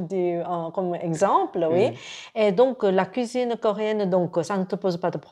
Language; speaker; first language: French; non-native, fluent; Korean